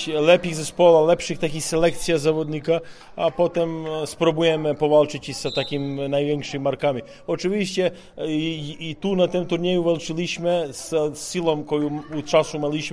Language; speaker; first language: Polish; non-native, learner; Serbian